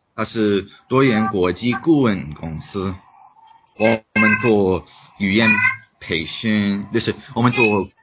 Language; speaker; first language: Chinese; non-native, fluent; English